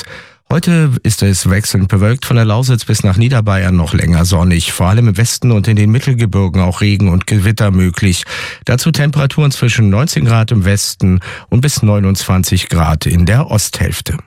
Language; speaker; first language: German; native; German